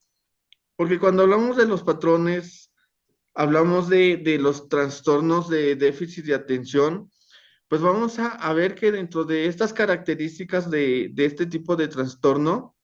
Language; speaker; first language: Spanish; native; Spanish